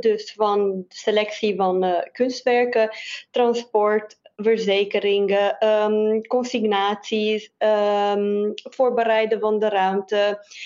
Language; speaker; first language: Dutch; non-native, fluent; Romanian